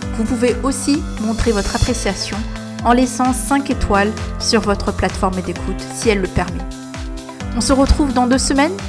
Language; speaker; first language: French; native; French